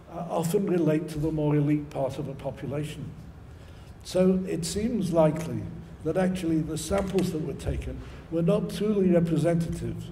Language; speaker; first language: English; native; English